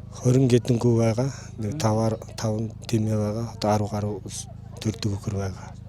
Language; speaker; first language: Mongolian; non-native, local second language; Kazakh